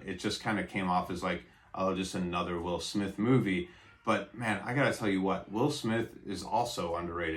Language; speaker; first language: English; native; English